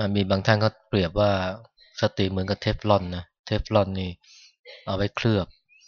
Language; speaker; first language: Thai; native; Thai